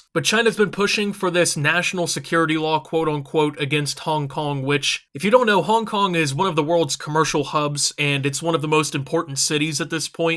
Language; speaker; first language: English; native; English